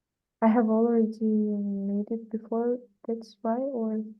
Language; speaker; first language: English; non-native, learner; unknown